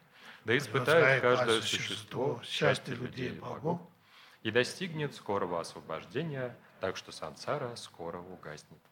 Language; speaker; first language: Russian; native; Russian